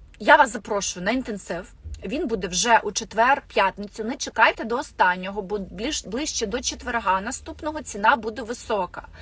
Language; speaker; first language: Ukrainian; non-native, local second language; Russian